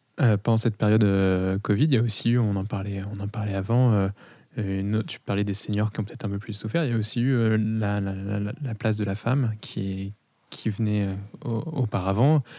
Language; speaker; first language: French; native; French